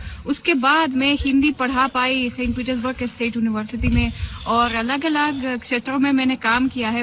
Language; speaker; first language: Hindi; non-native, fluent; Russian